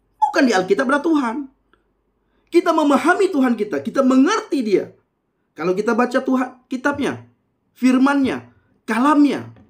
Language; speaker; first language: Indonesian; non-native, local second language; Achinese